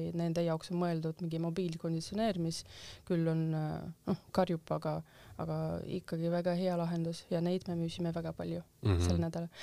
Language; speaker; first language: Estonian; non-native, local second language; Russian